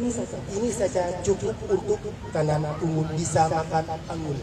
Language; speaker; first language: Indonesian; non-native, learner; Thai